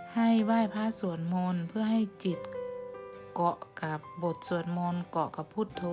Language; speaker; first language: Thai; native; Thai